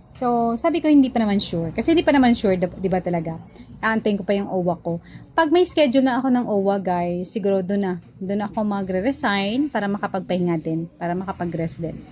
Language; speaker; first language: Filipino; non-native, local second language; Cebuano